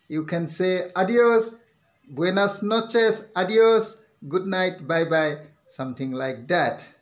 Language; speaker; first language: English; non-native, local second language; Assamese